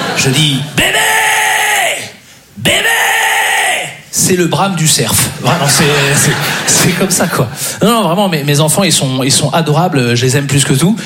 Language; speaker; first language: French; native; French